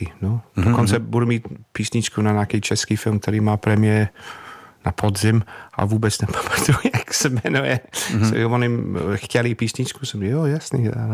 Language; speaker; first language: Czech; non-native, fluent; English